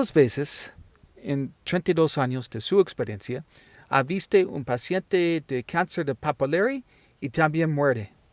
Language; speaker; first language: Spanish; non-native, learner; English